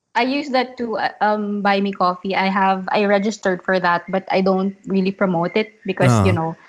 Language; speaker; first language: English; non-native, local second language; Filipino